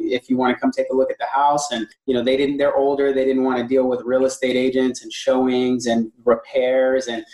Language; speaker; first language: English; native; English